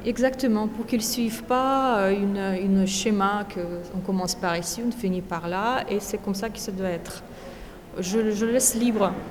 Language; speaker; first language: French; non-native, fluent; Russian